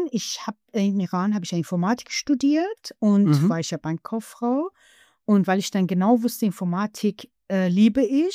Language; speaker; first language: German; non-native, fluent; Persian